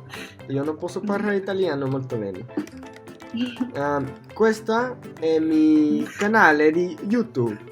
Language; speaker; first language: Italian; non-native, learner; English